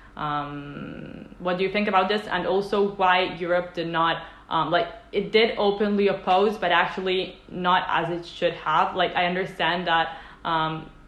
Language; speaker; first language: English; non-native, fluent; Italian